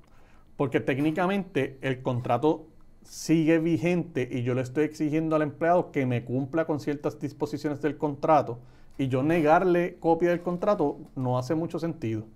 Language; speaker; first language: Spanish; native; Spanish